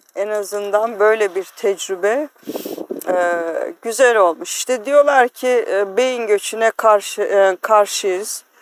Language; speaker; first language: Turkish; native; Turkish